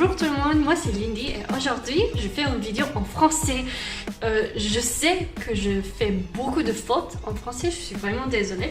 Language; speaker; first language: French; non-native, learner; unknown